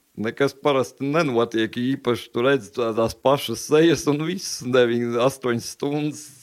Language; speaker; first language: Latvian; native; Latvian